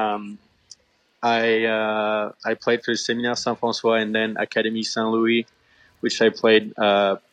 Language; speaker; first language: English; non-native, fluent; French